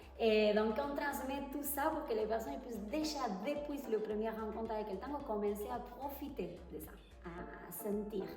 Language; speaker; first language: French; non-native, fluent; Spanish